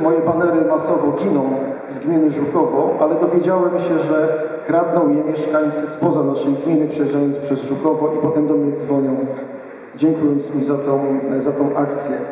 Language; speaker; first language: Polish; native; Polish